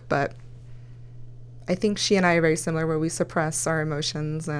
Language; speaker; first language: English; early bilingual, other home language; Spanish